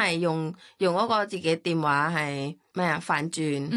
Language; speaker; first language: Cantonese; non-native, learner; Thai